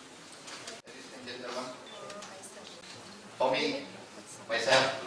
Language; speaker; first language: English; non-native, local second language; Indonesian